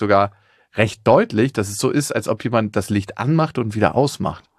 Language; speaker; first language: German; native; German